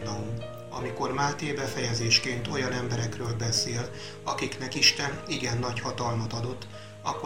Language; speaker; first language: Hungarian; native; Hungarian